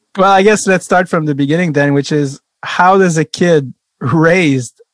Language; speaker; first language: English; non-native, fluent; French